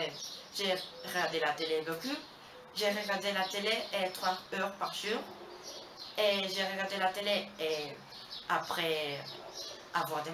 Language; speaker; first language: French; non-native, learner; Spanish